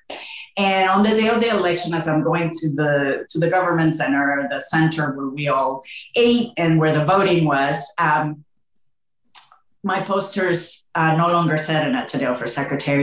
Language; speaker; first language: English; non-native, fluent; Spanish